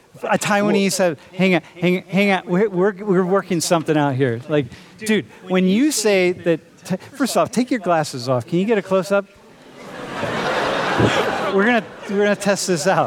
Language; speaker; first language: English; native; English